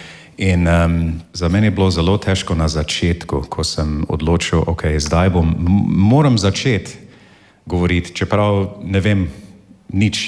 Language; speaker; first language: Slovenian; non-native, learner; English